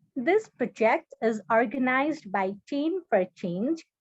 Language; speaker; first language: English; non-native, local second language; Nepali